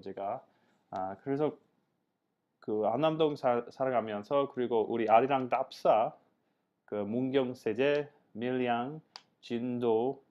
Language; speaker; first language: Korean; non-native, learner; English